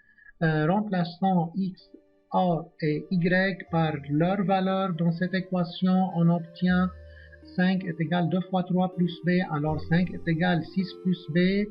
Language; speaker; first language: French; non-native, local second language; Arabic